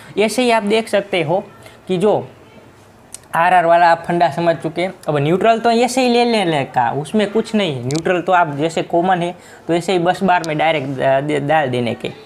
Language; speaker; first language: Hindi; non-native, local second language; Gujarati